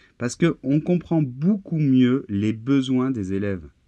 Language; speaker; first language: French; native; French